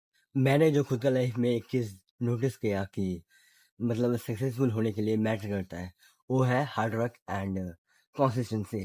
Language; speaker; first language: Hindi; non-native, local second language; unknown